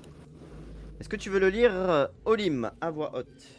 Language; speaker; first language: French; native; French